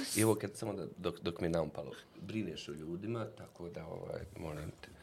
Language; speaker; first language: Bosnian; native; Bosnian